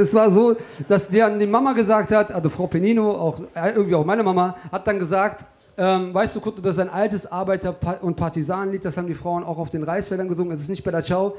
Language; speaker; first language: German; early bilingual, other home language; Turkish